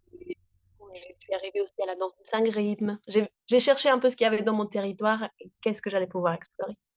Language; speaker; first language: French; non-native, fluent; Spanish